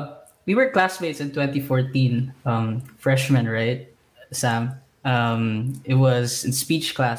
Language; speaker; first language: English; non-native, local second language; Cebuano